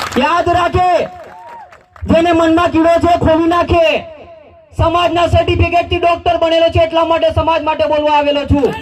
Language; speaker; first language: Gujarati; non-native, local second language; Rathawi